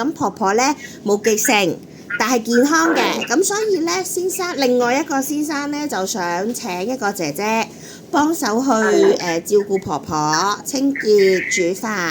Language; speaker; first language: Cantonese; native; Cantonese